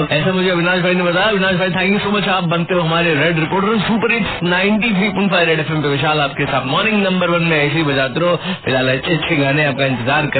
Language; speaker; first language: Hindi; native; Hindi